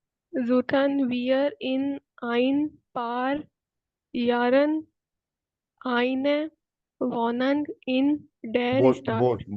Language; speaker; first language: German; non-native, learner; Hindi